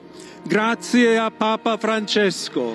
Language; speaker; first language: Italian; non-native, fluent; English